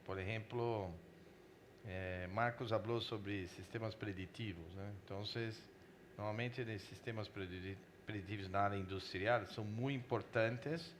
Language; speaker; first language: Spanish; non-native, fluent; Portuguese